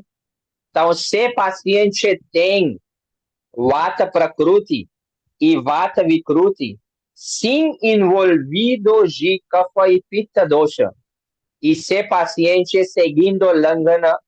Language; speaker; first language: Portuguese; non-native, learner; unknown